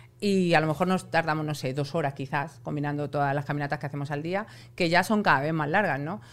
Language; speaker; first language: Spanish; native; Spanish